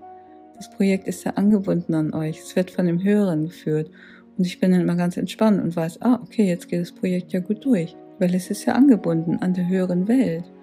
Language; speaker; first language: German; native; German